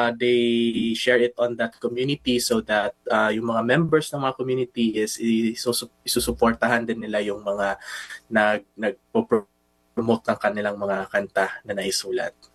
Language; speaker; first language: Filipino; non-native, local second language; Cebuano